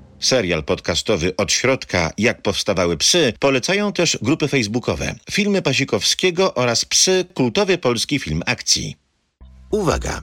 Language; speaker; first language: Polish; native; Polish